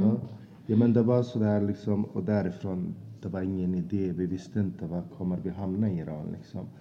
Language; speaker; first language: Swedish; non-native, fluent; Azerbaijani